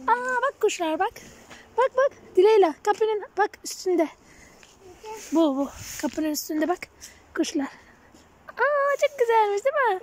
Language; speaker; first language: Turkish; non-native, learner; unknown